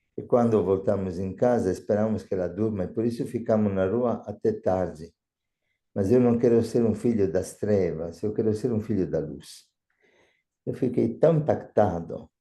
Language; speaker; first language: Portuguese; non-native, fluent; Italian